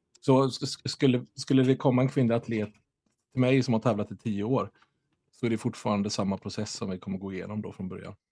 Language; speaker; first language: Swedish; native; Swedish